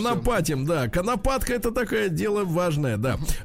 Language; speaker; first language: Russian; native; Russian